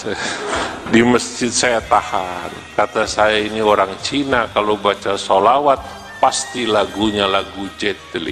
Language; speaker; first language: Indonesian; native; Indonesian